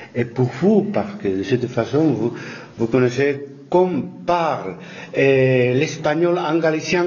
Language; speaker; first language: French; non-native, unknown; Spanish